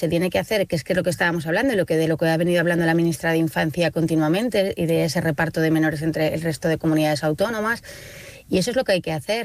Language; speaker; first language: Spanish; native; Spanish